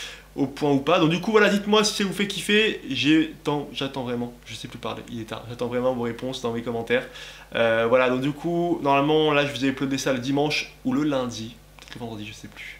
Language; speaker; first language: French; native; French